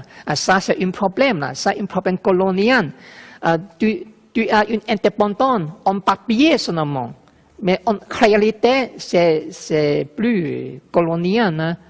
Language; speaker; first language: French; non-native, learner; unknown